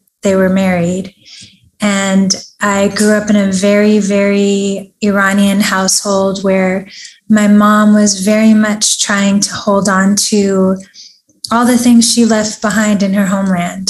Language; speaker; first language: English; early bilingual, other home language; Persian